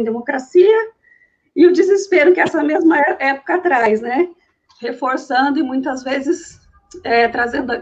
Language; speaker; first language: Portuguese; native; Portuguese